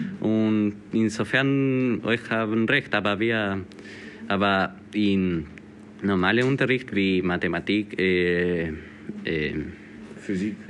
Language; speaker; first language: German; non-native, learner; Spanish